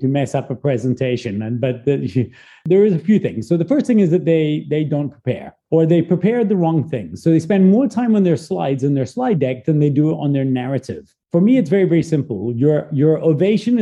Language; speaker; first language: English; native; English